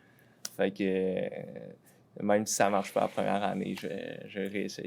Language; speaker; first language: French; native; French